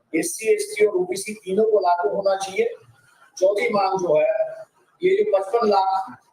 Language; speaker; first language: Hindi; non-native, local second language; Marathi